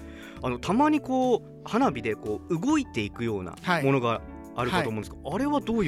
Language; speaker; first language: Japanese; native; Japanese